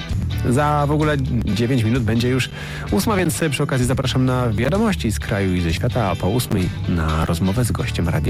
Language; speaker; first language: Polish; native; Polish